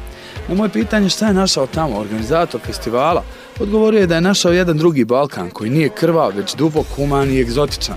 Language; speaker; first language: Croatian; native; Croatian